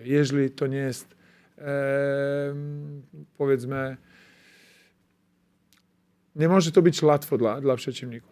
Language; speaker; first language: Polish; non-native, fluent; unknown